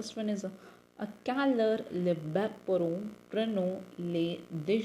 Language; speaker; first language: French; non-native, learner; Tamil